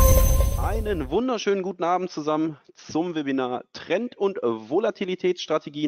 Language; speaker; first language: German; native; German